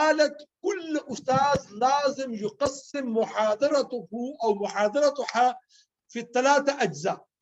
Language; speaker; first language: Arabic; non-native, learner; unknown